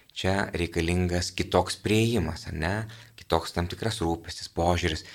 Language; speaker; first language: Lithuanian; native; Lithuanian